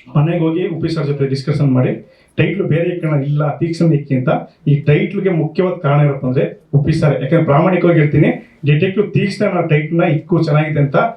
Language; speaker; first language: Kannada; native; Kannada